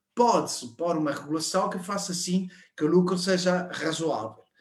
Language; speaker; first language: Portuguese; non-native, fluent; Italian